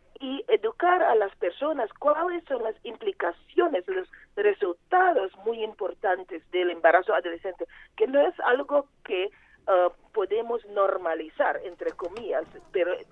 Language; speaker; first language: Spanish; non-native, fluent; Portuguese